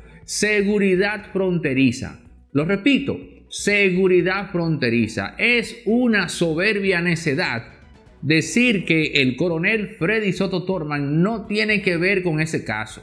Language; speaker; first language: Spanish; native; Spanish